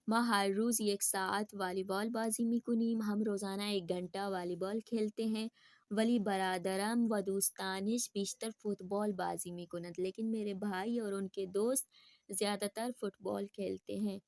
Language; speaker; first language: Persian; non-native, fluent; Urdu